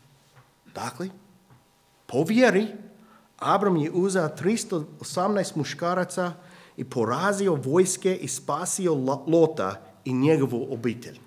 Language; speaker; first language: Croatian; non-native, fluent; English